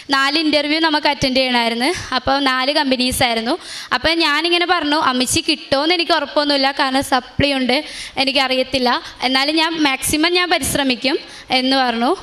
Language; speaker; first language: Malayalam; native; Malayalam